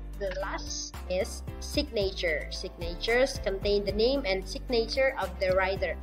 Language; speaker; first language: English; non-native, fluent; Indonesian